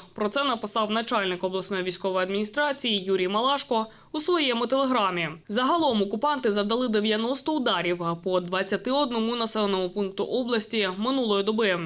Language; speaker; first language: Ukrainian; native; Ukrainian